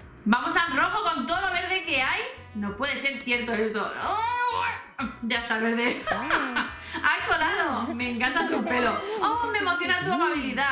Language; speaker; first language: Spanish; native; Spanish